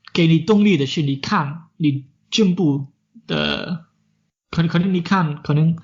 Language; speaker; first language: Chinese; non-native, fluent; English